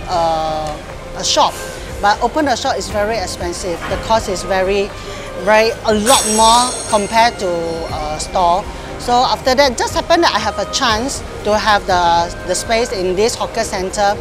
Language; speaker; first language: English; non-native, local second language; Min Nan Chinese